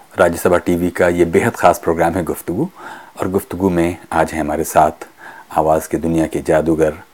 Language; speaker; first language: Hindi; native; Hindi